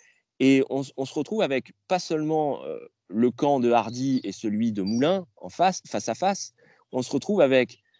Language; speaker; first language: French; native; French